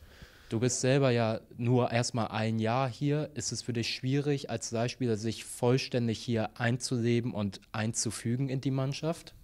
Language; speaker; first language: German; native; German